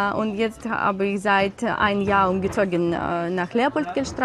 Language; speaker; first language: German; non-native, learner; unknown